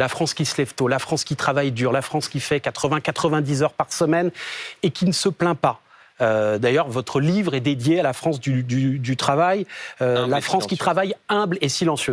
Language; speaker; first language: French; native; French